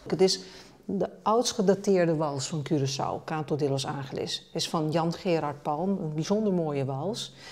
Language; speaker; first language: Dutch; non-native, local second language; Papiamento